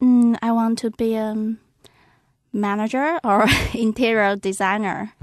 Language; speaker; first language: English; non-native, learner; Chinese